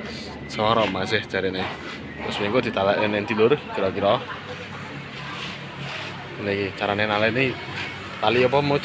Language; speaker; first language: Indonesian; non-native, local second language; Javanese